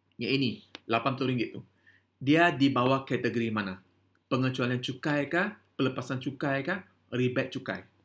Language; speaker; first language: Malay; non-native, local second language; Chinese